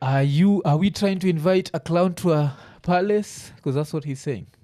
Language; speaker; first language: English; non-native, local second language; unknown